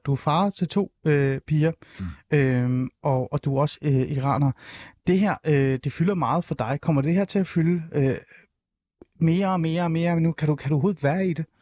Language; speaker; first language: Danish; early bilingual, other home language; Persian